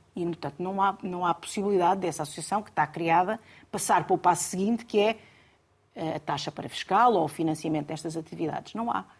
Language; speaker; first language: Portuguese; native; Portuguese